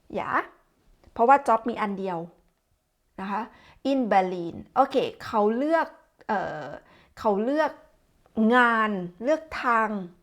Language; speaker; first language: Thai; native; Thai